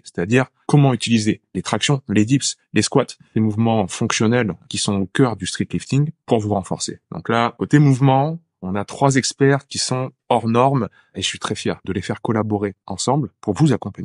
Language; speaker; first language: French; native; French